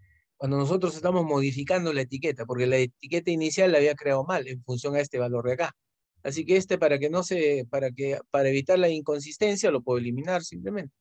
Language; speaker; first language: Spanish; native; Spanish